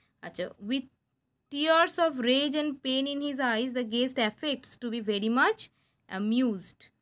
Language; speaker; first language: English; non-native, local second language; Bangla